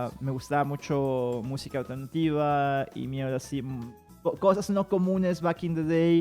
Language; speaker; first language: Spanish; native; Spanish